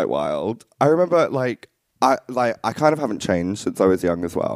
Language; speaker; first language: English; native; English